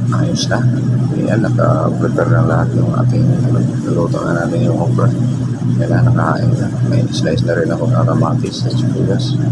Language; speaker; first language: Filipino; non-native, local second language; Cebuano